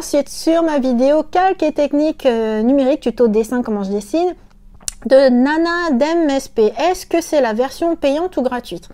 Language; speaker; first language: French; native; French